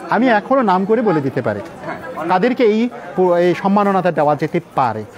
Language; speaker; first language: Bangla; non-native, local second language; Garo